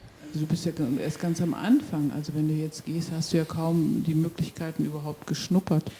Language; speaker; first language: German; native; German